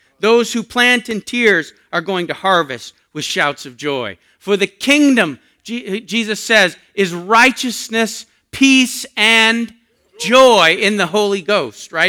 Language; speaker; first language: English; native; English